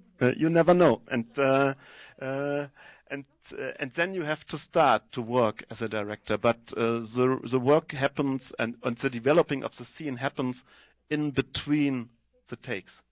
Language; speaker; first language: English; non-native, fluent; German